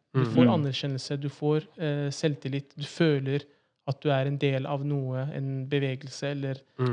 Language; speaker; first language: Norwegian; early bilingual, other home language; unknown